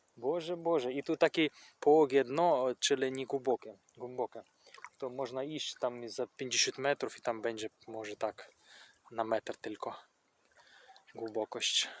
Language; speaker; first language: Polish; non-native, fluent; Russian